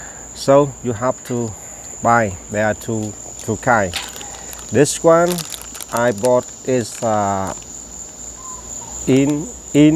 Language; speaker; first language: English; non-native, local second language; Vietnamese